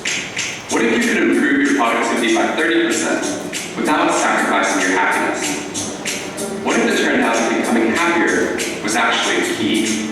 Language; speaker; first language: English; native; English